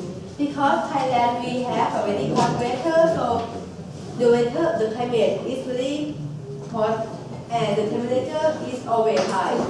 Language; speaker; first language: English; non-native, local second language; Thai